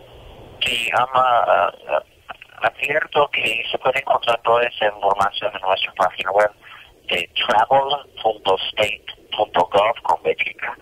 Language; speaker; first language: Spanish; non-native, fluent; English